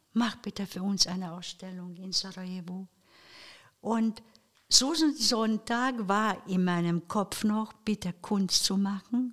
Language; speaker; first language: German; non-native, fluent; Hungarian